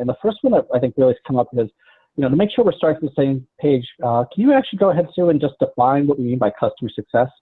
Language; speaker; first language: English; native; English